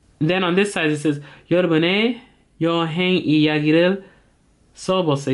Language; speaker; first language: Korean; non-native, learner; English